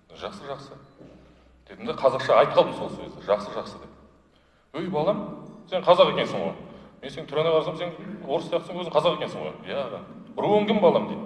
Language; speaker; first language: Kazakh; non-native, local second language; Russian